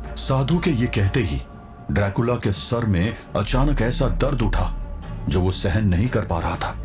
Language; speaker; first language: Hindi; native; Hindi